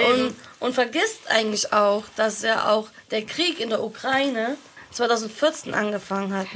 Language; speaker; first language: German; early bilingual, other home language; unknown